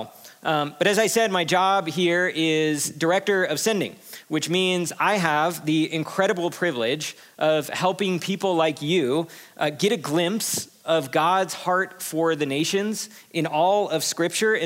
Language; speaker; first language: English; native; English